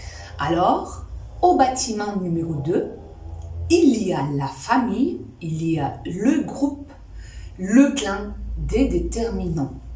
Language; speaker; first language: French; non-native, fluent; Spanish